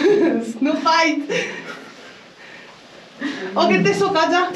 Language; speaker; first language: Korean; non-native, learner; French